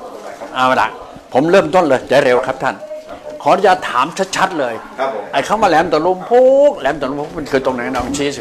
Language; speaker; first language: Thai; native; Thai